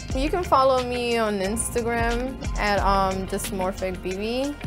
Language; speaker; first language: English; native; English